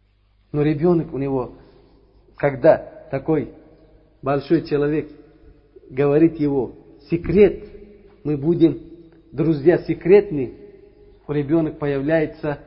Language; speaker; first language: Russian; non-native, learner; Uzbek